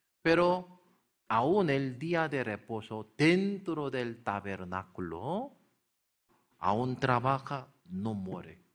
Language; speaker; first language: Spanish; non-native, learner; Korean